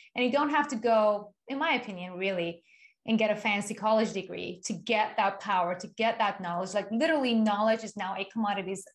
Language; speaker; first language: English; non-native, fluent; Persian